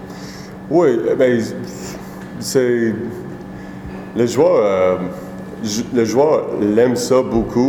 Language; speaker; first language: French; non-native, learner; English